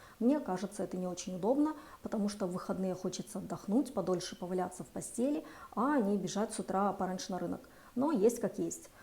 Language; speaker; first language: Russian; native; Russian